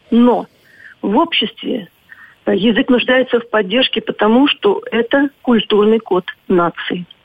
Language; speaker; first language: Russian; native; Russian